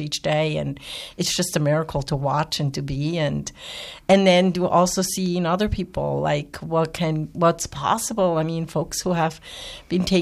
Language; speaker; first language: English; non-native, fluent; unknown